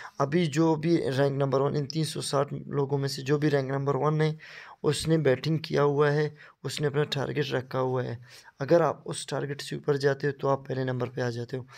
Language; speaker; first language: Urdu; non-native, local second language; Baluchi